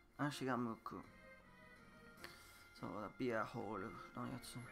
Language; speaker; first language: Japanese; non-native, learner; English